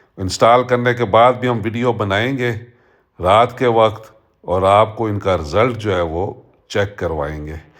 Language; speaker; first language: Urdu; non-native, local second language; Punjabi